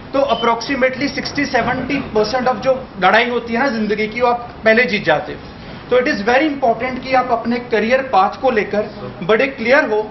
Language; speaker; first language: Hindi; non-native, local second language; Punjabi